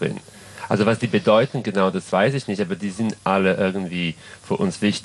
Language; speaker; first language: German; non-native, learner; Serbian